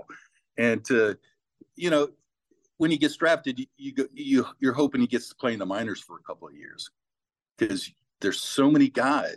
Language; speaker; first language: English; native; English